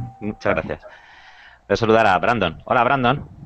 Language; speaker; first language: Spanish; native; Spanish